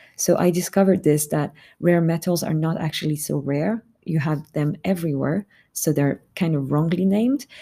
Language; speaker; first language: English; non-native, fluent; French